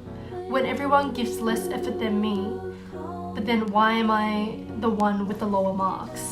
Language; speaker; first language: English; non-native, fluent; Korean